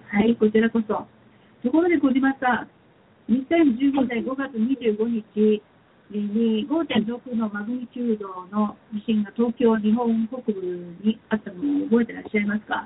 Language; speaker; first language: Japanese; native; Japanese